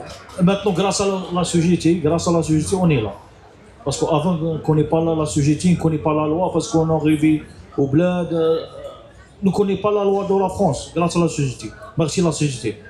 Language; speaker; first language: French; non-native, learner; Arabic